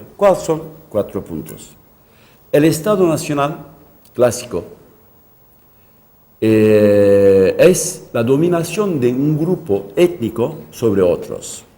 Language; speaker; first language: Spanish; non-native, local second language; Kurdish